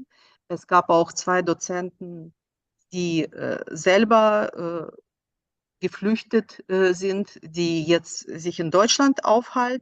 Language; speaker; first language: German; non-native, fluent; Russian